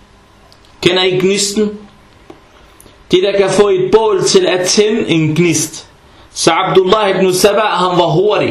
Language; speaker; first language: Danish; early bilingual, other home language; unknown